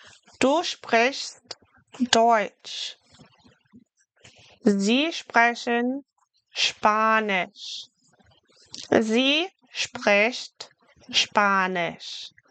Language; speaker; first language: German; non-native, fluent; English